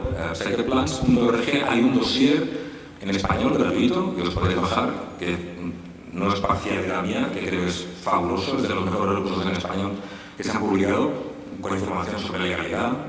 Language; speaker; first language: Spanish; native; Spanish